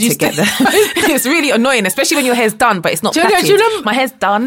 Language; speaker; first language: English; native; English